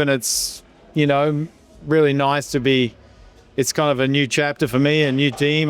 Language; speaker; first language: English; native; English